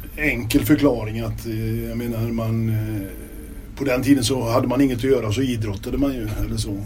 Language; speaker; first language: Swedish; native; Swedish